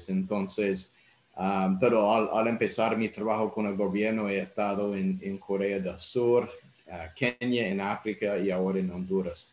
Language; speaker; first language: Spanish; non-native, fluent; English